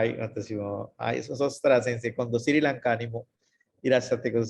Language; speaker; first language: Japanese; non-native, fluent; Sinhala